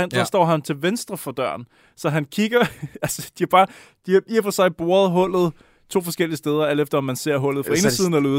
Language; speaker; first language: Danish; native; Danish